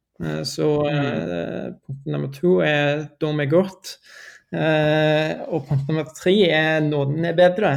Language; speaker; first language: Norwegian; non-native, learner; English